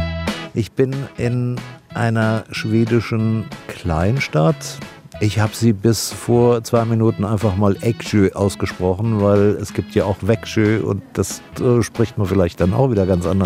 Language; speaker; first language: German; native; German